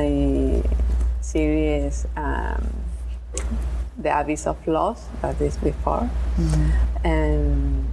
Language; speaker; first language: English; non-native, learner; Spanish